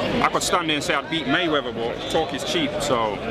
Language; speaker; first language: English; native; English